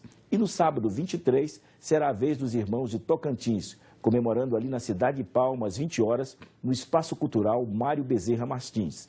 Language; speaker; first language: Portuguese; native; Portuguese